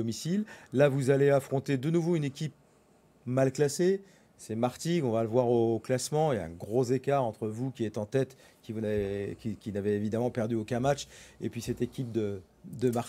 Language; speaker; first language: French; native; French